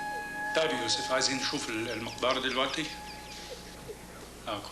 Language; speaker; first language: Arabic; non-native, fluent; English